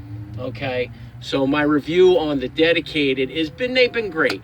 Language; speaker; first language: English; native; English